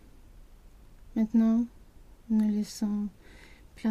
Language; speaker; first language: French; non-native, learner; Swedish